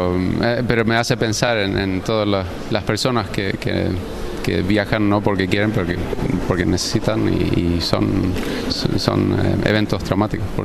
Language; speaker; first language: Spanish; early bilingual, heritage; Spanish